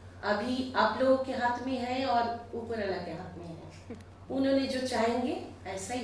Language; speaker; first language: Hindi; non-native, local second language; Bangla